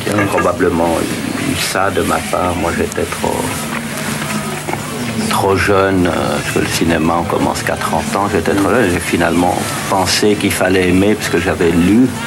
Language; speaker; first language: French; native; French